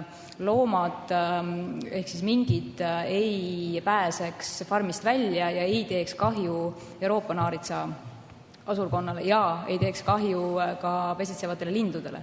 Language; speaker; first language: Estonian; native; Estonian